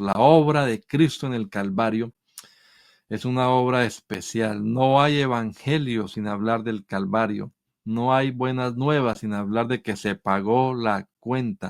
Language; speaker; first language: Spanish; native; Spanish